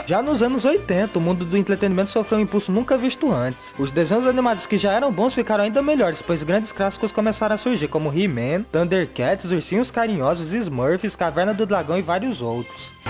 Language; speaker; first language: Portuguese; native; Portuguese